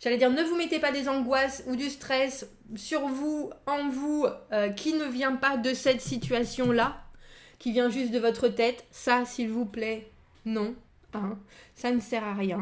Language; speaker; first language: French; native; French